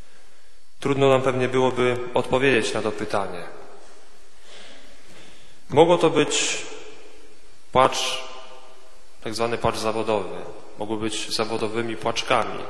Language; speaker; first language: Polish; native; Polish